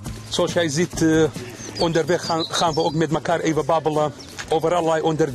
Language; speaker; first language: Dutch; non-native, fluent; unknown